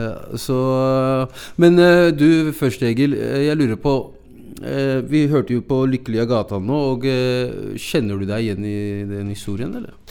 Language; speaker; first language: Norwegian; native; Norwegian